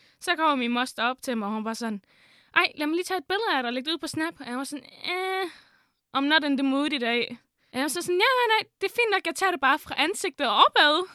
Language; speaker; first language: Danish; early bilingual, other home language; Arabic